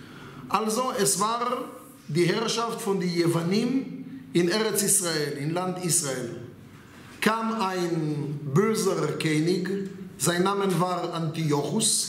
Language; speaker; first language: German; non-native, fluent; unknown